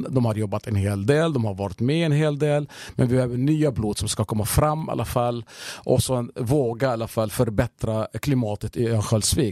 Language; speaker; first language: Swedish; non-native, fluent; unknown